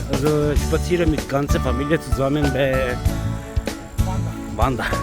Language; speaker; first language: German; non-native, learner; Turkish